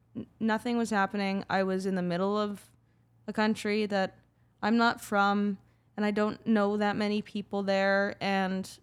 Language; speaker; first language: English; native; English